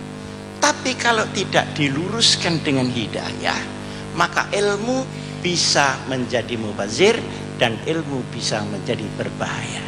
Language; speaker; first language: Indonesian; non-native, local second language; Javanese